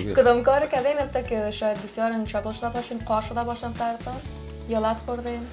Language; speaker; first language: Persian; native; Persian